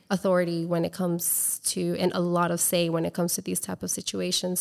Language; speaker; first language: English; native; English